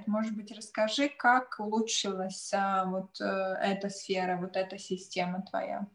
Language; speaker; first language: Russian; non-native, local second language; Latvian